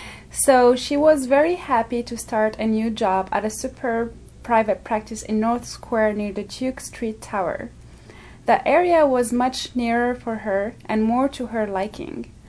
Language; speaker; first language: English; non-native, fluent; Arabic